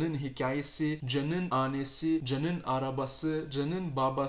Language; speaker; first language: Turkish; non-native, fluent; Portuguese